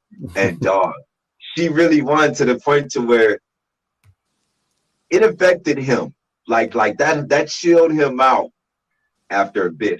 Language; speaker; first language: English; native; English